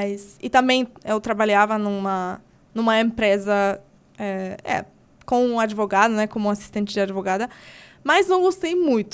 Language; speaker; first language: Portuguese; non-native, fluent; Polish